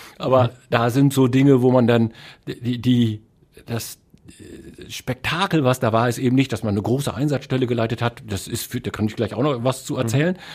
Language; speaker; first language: German; native; German